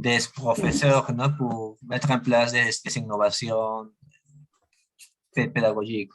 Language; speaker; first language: French; non-native, learner; Spanish